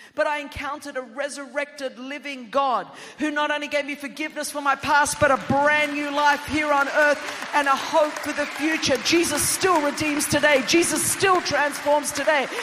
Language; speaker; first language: English; non-native, local second language; Greek